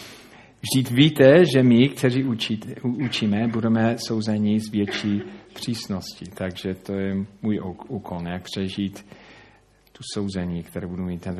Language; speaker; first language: Czech; non-native, fluent; English